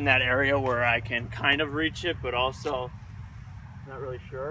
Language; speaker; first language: English; native; English